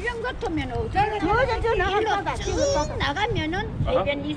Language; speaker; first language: Korean; native; Korean